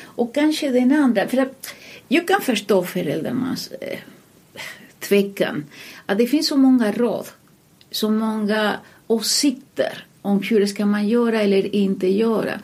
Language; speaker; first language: Swedish; non-native, fluent; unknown